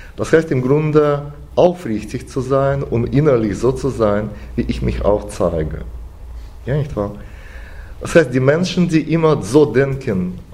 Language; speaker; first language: German; non-native, fluent; Russian